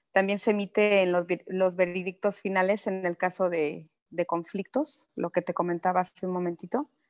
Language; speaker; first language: Spanish; native; Spanish